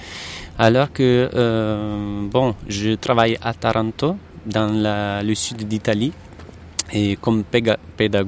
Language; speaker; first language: French; non-native, fluent; Italian